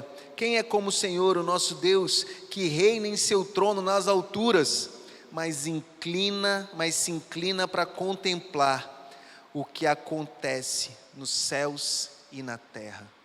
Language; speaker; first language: Portuguese; native; Portuguese